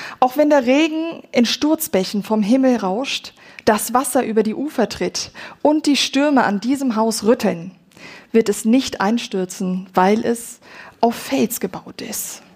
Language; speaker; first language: German; native; German